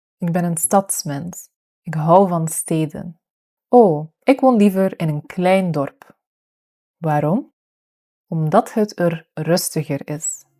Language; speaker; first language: Dutch; native; Dutch